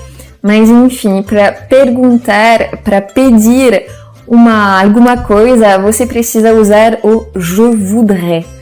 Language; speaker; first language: Portuguese; non-native, fluent; French